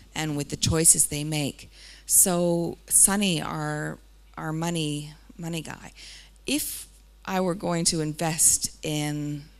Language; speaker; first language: English; native; English